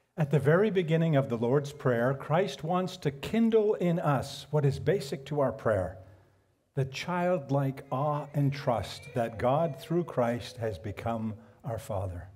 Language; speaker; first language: English; native; English